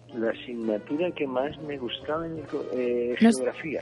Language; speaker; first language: Spanish; native; Spanish